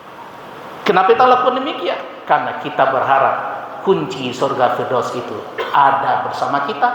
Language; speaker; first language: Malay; non-native, local second language; Minangkabau